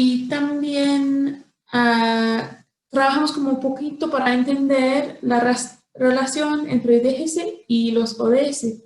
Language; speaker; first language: Spanish; non-native, fluent; English